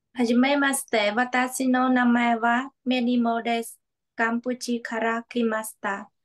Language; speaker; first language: Japanese; non-native, learner; Khmer